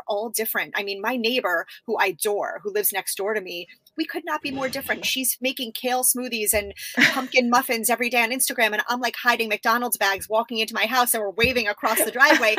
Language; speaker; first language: English; native; English